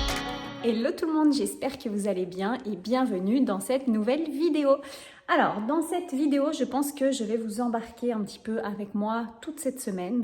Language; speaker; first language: French; native; French